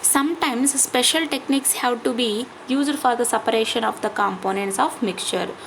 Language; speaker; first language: English; non-native, local second language; Telugu